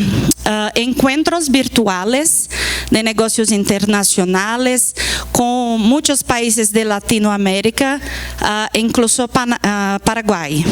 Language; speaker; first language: Spanish; non-native, fluent; Portuguese